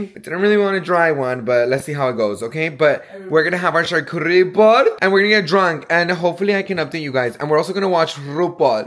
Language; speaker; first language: English; early bilingual, other home language; Spanish